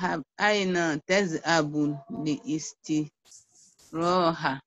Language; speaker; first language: Arabic; non-native, learner; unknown